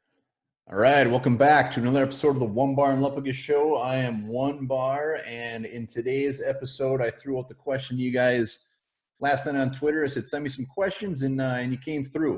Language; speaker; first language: English; native; English